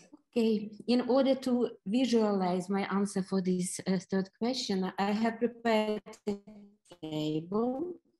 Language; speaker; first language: English; non-native, fluent; Ukrainian